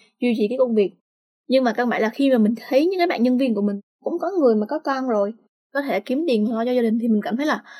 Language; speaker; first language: Vietnamese; native; Vietnamese